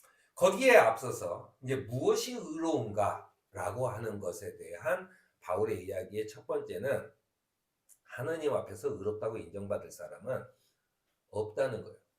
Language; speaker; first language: Korean; native; Korean